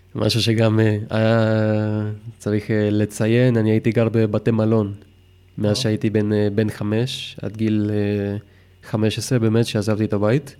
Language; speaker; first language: Hebrew; non-native, fluent; Spanish